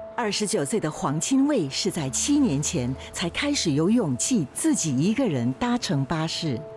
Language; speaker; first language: Chinese; native; Chinese